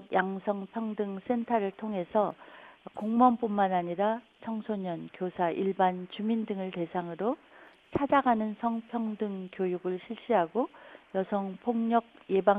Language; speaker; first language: Korean; native; Korean